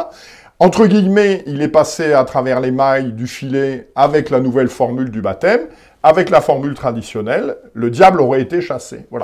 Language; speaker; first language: French; native; French